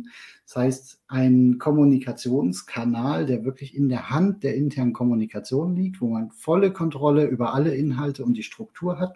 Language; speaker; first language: German; native; German